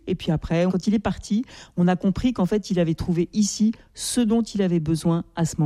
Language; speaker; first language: French; native; French